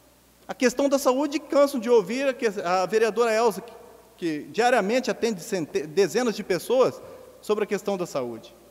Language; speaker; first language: Portuguese; native; Portuguese